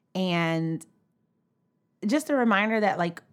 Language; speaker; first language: English; native; English